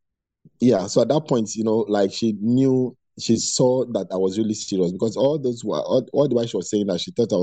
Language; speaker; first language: English; non-native, local second language; Igbo